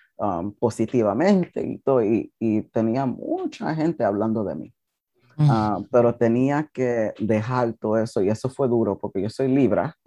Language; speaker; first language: Spanish; early bilingual, heritage; English